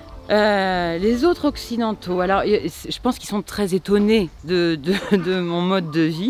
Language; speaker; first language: French; native; French